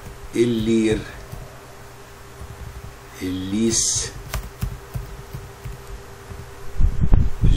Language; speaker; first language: French; non-native, fluent; Arabic